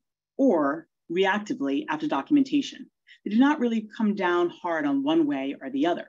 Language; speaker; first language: English; native; English